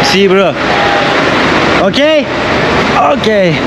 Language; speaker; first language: English; non-native, learner; Turkish